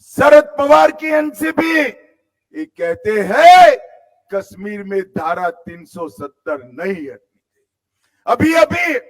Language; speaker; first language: Hindi; non-native, local second language; Gujarati